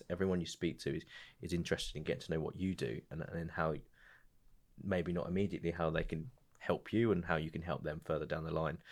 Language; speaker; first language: English; native; English